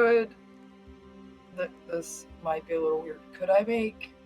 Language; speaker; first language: English; native; English